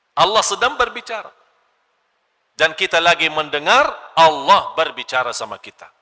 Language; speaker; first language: Malay; non-native, fluent; Arabic